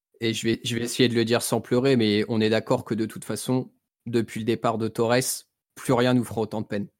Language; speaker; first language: French; native; French